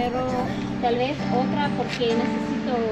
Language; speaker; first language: Spanish; non-native, learner; English